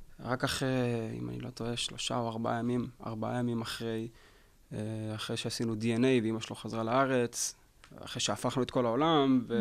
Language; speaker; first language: Hebrew; native; Hebrew